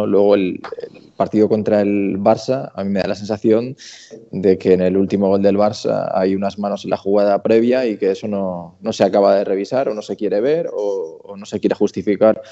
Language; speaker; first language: Spanish; native; Spanish